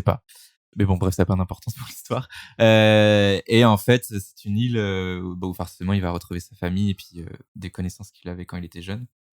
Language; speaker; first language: French; native; French